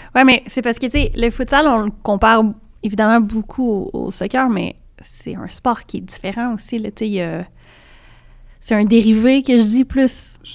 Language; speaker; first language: French; native; French